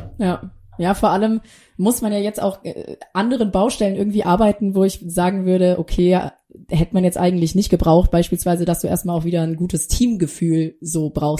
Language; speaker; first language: German; native; German